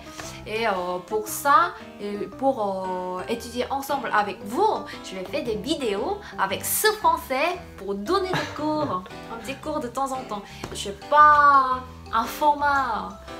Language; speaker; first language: French; non-native, fluent; Korean